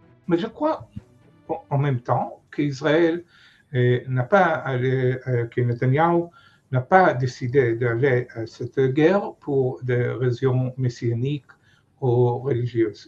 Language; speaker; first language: French; non-native, fluent; Hebrew